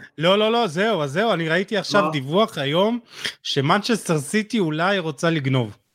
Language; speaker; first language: Hebrew; native; Hebrew